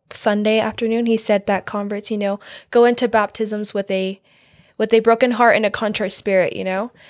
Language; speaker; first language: English; native; English